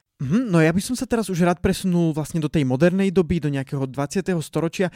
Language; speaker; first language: Slovak; native; Slovak